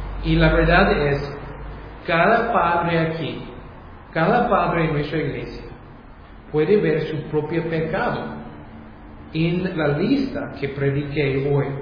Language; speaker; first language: Spanish; non-native, fluent; English